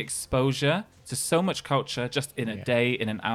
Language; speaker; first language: English; native; English